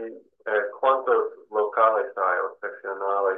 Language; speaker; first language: Spanish; non-native, fluent; English